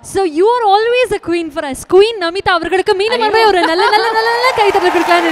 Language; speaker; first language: Tamil; native; Tamil